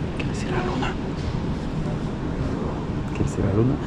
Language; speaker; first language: Spanish; non-native, fluent; German